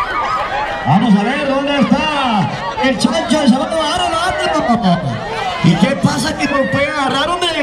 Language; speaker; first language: Spanish; native; Spanish